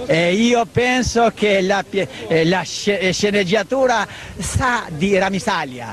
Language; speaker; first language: Italian; non-native, learner; Albanian